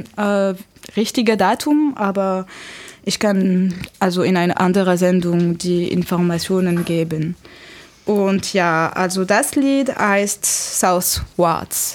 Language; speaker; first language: German; non-native, learner; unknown